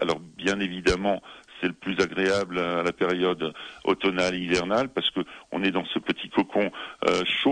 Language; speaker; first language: French; native; French